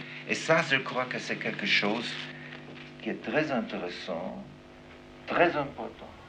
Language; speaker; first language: French; non-native, fluent; German